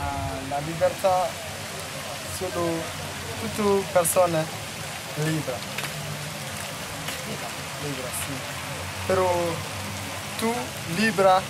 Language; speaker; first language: Italian; non-native, learner; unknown